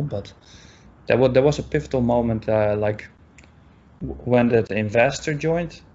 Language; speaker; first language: English; non-native, fluent; Dutch